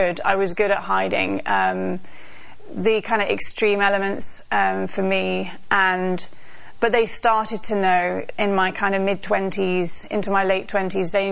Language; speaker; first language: English; native; English